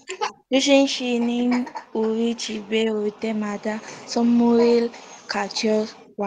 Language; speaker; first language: Korean; non-native, learner; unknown